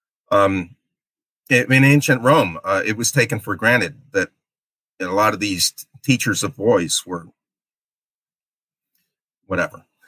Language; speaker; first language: English; native; English